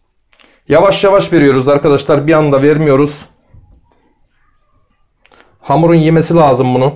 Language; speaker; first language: Turkish; native; Turkish